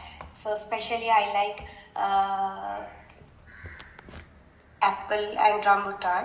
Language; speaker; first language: English; non-native, learner; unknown